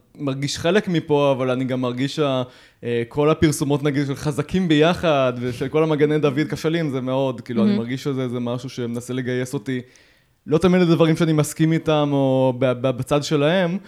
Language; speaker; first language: Hebrew; native; Hebrew